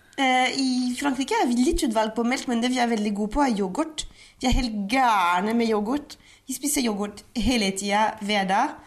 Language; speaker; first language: Norwegian; non-native, fluent; French